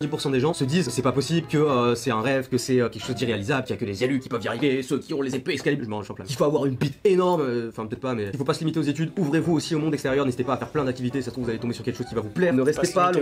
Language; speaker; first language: French; native; French